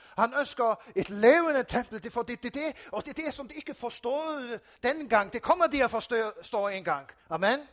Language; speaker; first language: Danish; non-native, local second language; Faroese